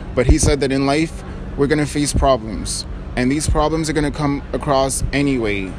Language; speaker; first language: English; native; English